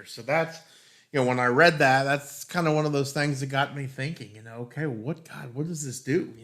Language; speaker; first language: English; native; English